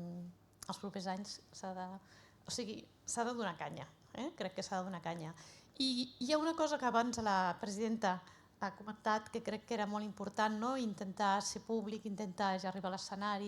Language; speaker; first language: Catalan; native; Catalan